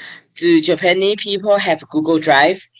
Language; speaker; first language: English; non-native, learner; Chinese